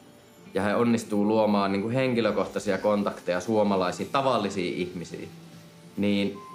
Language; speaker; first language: Finnish; native; Finnish